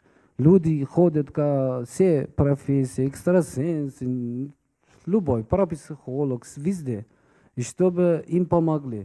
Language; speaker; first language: Russian; non-native, fluent; Persian